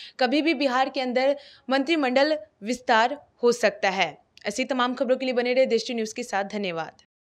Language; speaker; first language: Hindi; native; Hindi